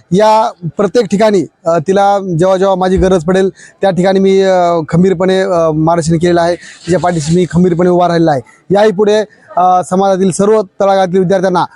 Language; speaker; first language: Marathi; native; Marathi